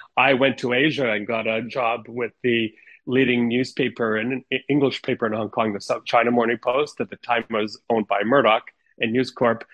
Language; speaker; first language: English; non-native, fluent; Ukrainian